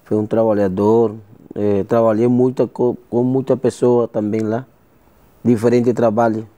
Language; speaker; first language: Portuguese; non-native, learner; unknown